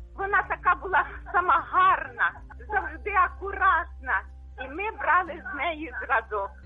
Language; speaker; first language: Ukrainian; native; Ukrainian